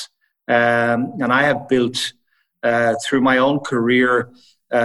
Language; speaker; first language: English; native; English